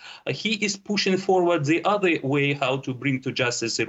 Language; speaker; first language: English; non-native, fluent; Russian